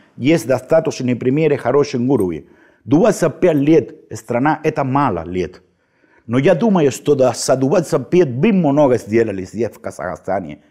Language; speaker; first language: Russian; non-native, fluent; Spanish